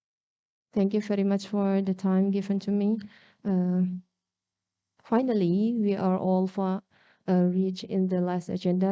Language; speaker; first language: English; non-native, learner; Indonesian